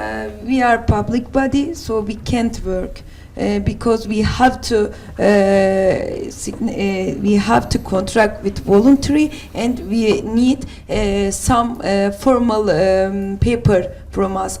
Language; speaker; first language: English; non-native, learner; Turkish